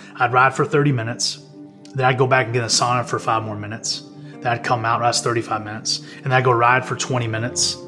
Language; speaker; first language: English; native; English